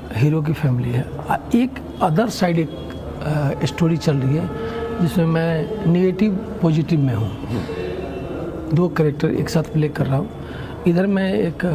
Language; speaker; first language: Hindi; non-native, local second language; Bhojpuri